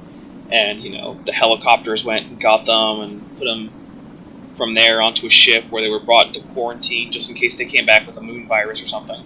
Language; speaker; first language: English; native; English